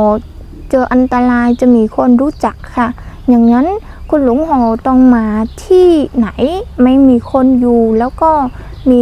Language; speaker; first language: Thai; non-native, learner; Vietnamese